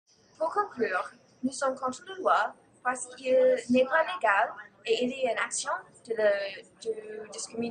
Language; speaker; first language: French; non-native, learner; English